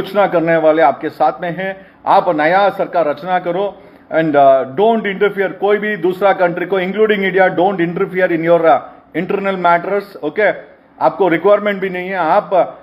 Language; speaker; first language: Hindi; non-native, local second language; Kannada